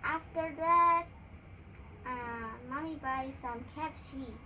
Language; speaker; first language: English; non-native, learner; Indonesian